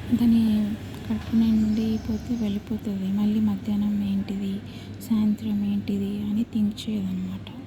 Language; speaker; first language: Telugu; non-native, local second language; Tamil